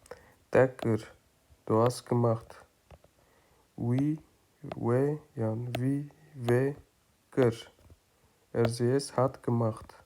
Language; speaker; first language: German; non-native, fluent; Kurdish